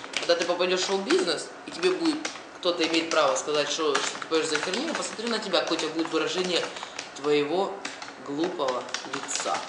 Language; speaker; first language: Russian; native; Russian